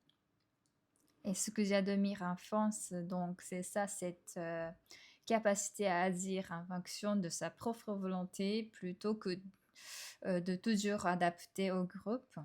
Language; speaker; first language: French; non-native, fluent; Japanese